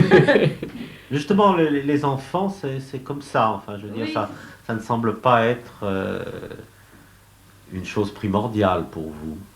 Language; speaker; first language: French; native; French